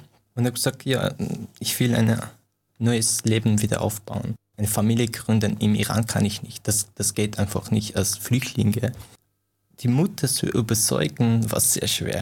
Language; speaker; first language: German; non-native, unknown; Persian